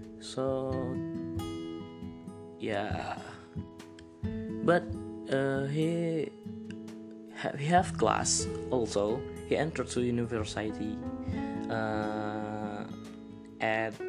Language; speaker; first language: English; non-native, learner; Indonesian